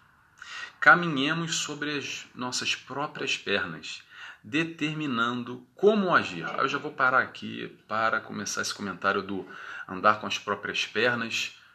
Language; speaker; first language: Portuguese; native; Portuguese